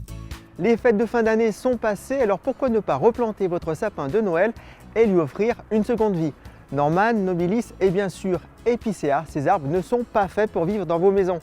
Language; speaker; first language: French; native; French